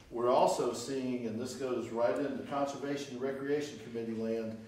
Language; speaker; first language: English; native; English